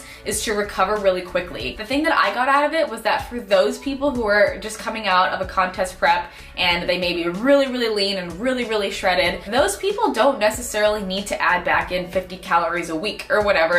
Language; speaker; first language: English; native; English